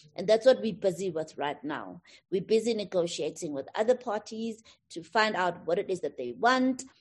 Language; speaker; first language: English; non-native, local second language; Tswana